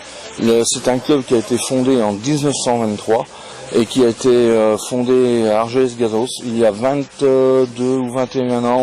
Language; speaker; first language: French; native; French